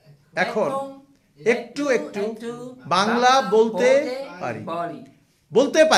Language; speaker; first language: Bangla; native; Bangla